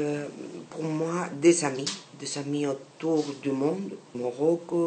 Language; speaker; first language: French; non-native, learner; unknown